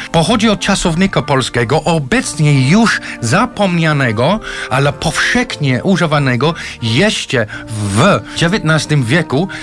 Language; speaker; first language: Polish; non-native, fluent; English